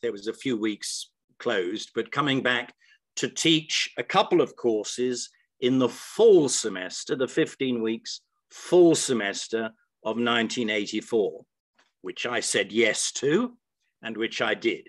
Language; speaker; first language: English; native; English